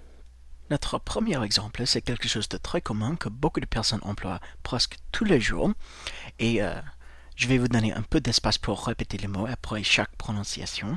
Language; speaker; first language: French; non-native, fluent; English